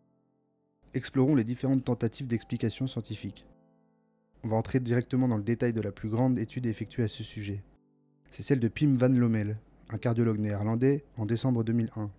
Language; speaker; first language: French; native; French